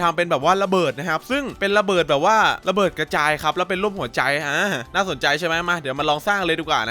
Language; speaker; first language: Thai; native; Thai